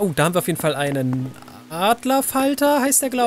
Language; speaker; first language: German; native; German